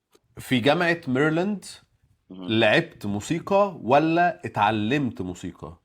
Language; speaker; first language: Arabic; native; Arabic